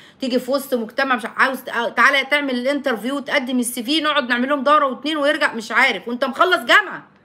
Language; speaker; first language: Arabic; native; Arabic